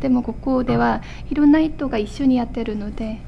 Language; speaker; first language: Japanese; non-native, fluent; Korean